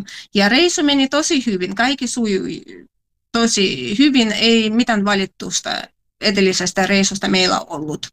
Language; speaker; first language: Finnish; non-native, fluent; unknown